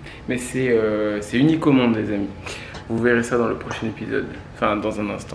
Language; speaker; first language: French; native; French